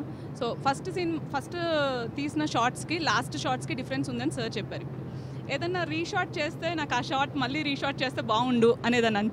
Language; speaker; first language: Telugu; native; Telugu